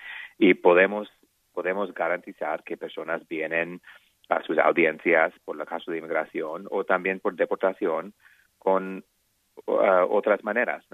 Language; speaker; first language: Spanish; non-native, learner; English